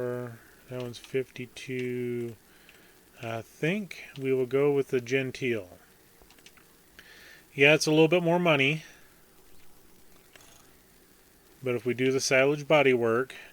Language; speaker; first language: English; native; English